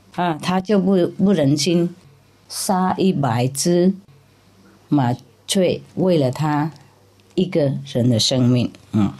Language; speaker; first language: Chinese; non-native, fluent; Vietnamese